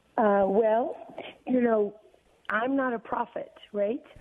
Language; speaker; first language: English; native; English